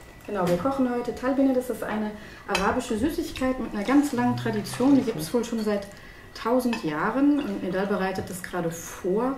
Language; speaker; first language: German; native; German